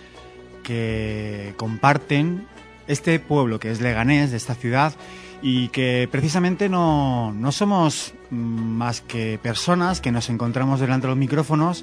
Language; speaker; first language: Spanish; native; Spanish